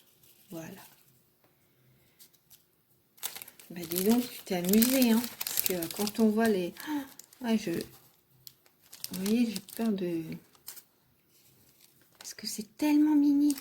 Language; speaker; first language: French; native; French